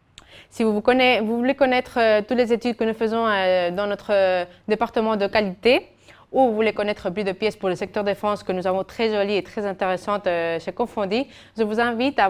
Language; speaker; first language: French; non-native, fluent; Spanish